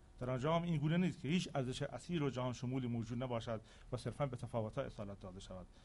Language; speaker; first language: Persian; non-native, local second language; Central Kurdish